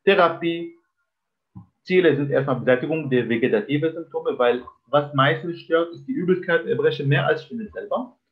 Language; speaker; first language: German; non-native, fluent; Arabic